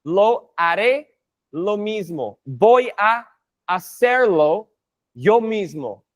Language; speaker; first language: Spanish; non-native, fluent; English